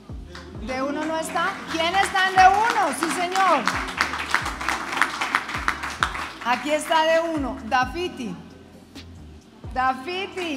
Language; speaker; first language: Spanish; native; Spanish